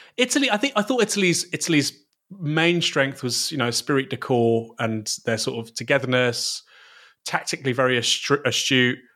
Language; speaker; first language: English; native; English